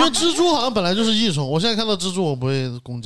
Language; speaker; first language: Chinese; native; Chinese